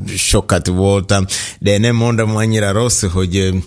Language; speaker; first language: Hungarian; non-native, learner; Swahili